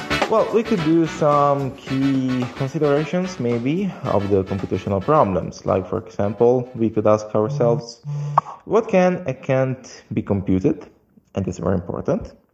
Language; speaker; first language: English; non-native, fluent; Italian